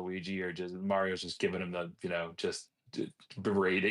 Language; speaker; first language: English; native; English